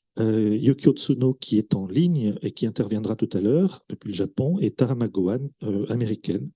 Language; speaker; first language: French; native; French